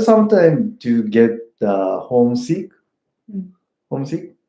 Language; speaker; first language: English; non-native, learner; Japanese